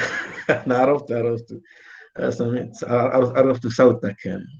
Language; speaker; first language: Arabic; non-native, fluent; Malay